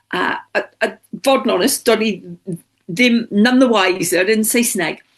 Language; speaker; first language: Welsh; non-native, local second language; English